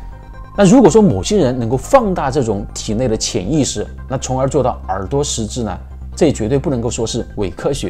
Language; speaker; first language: Chinese; native; Chinese